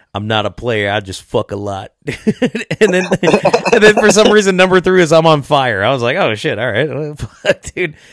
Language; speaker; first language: English; native; English